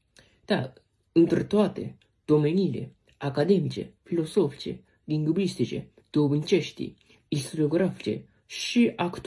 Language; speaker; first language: Romanian; non-native, learner; Japanese